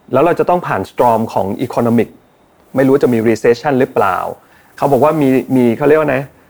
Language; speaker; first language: Thai; native; Thai